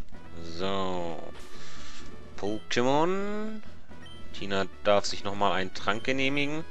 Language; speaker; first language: German; native; German